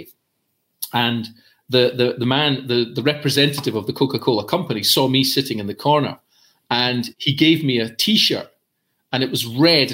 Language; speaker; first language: English; native; English